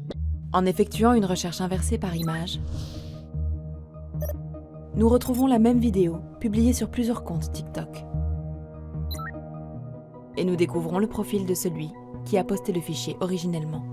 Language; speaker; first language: French; native; French